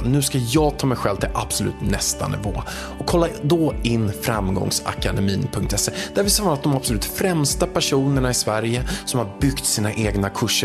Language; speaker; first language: Swedish; native; Swedish